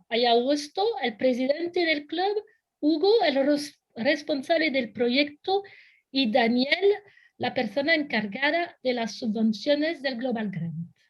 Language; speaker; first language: Spanish; non-native, fluent; French